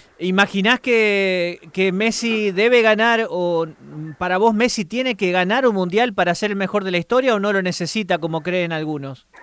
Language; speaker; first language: Spanish; native; Spanish